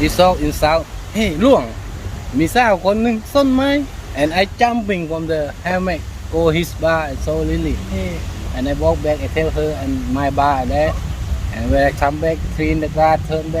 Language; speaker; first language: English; non-native, learner; Thai